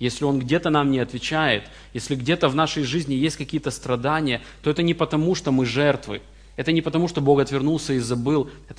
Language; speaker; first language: Russian; native; Russian